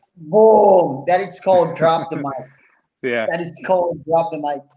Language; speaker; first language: English; non-native, fluent; Spanish